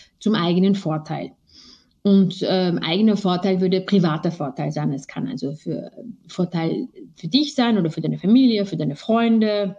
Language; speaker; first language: German; early bilingual, other home language; Armenian